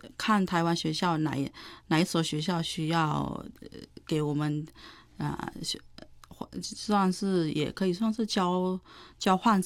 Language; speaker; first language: Chinese; non-native, fluent; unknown